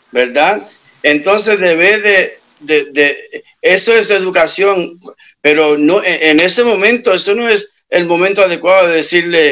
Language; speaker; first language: Spanish; native; Spanish